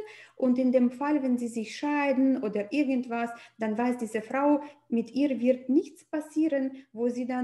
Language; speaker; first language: German; non-native, fluent; Russian